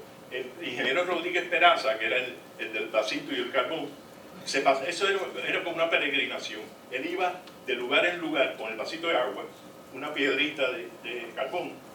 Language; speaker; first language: Spanish; native; Spanish